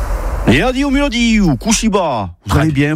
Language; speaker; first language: French; native; French